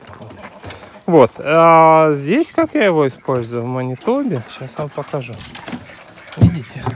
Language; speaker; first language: Russian; native; Russian